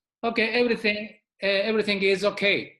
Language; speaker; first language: English; non-native, learner; Japanese